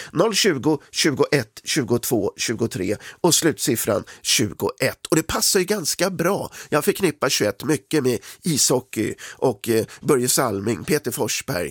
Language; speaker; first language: Swedish; native; Swedish